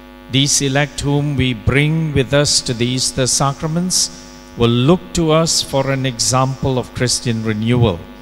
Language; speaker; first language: English; non-native, local second language; Tamil